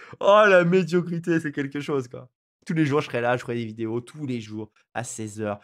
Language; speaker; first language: French; native; French